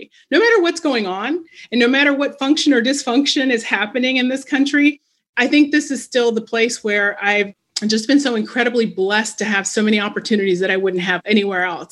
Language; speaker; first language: English; non-native, fluent; Spanish